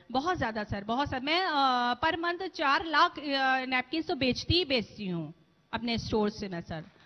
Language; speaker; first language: Hindi; native; Hindi